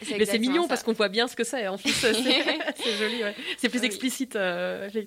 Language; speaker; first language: French; native; French